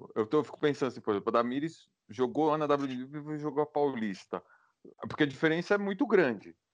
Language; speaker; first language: Portuguese; native; Portuguese